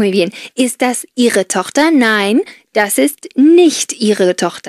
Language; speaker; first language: German; non-native, fluent; Spanish